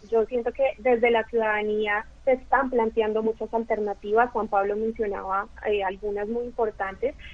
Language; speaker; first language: Spanish; native; Spanish